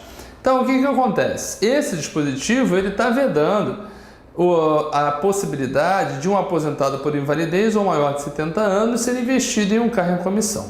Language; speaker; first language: Portuguese; native; Portuguese